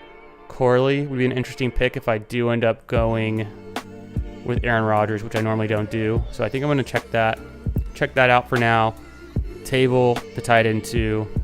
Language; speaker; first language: English; native; English